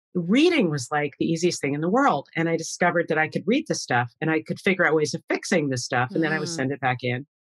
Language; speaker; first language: English; native; English